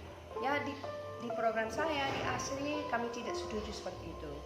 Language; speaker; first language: Indonesian; non-native, fluent; English